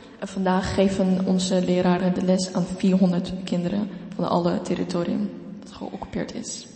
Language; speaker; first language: Dutch; non-native, fluent; Ukrainian